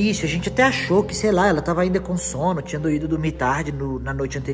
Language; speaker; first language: Portuguese; native; Portuguese